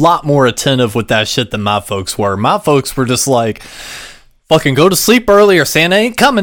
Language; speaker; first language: English; native; English